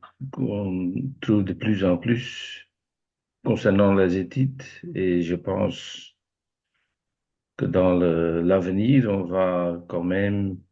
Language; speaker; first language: French; non-native, fluent; Dutch